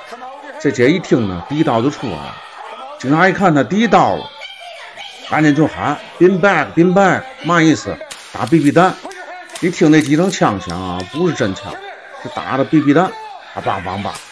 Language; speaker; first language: Chinese; native; Chinese